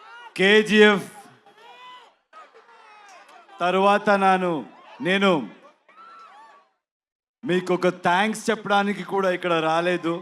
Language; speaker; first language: Telugu; non-native, learner; Kannada